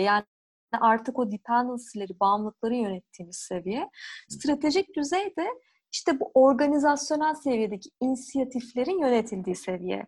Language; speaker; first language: Turkish; native; Turkish